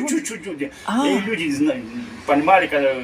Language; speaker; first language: Russian; early bilingual, heritage; Russian